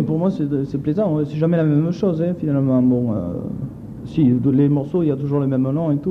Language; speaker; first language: French; native; French